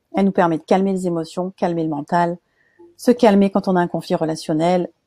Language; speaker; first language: French; native; French